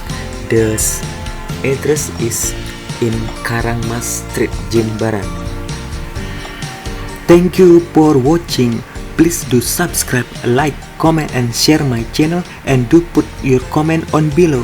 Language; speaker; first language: English; non-native, fluent; Indonesian